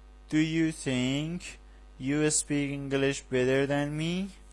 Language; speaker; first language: English; non-native, learner; Persian